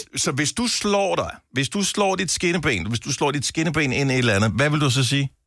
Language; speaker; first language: Danish; native; Danish